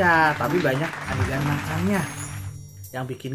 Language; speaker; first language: Indonesian; native; Indonesian